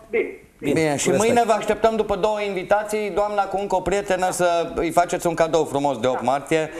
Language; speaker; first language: Romanian; native; Romanian